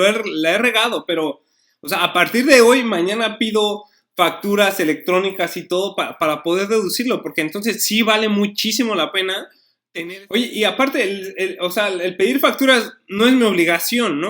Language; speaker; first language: Spanish; native; Spanish